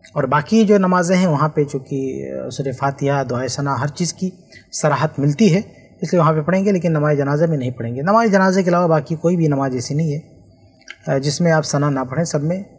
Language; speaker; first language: Hindi; native; Hindi